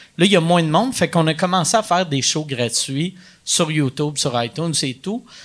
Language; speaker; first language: French; native; French